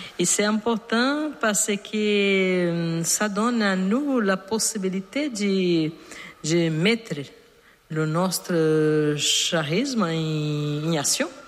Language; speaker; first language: French; non-native, learner; Portuguese